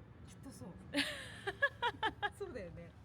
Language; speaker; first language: Japanese; native; Japanese